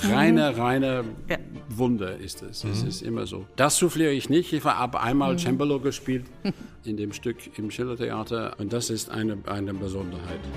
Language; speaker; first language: German; non-native, fluent; English